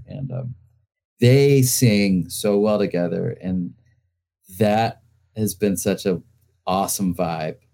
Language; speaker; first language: English; native; English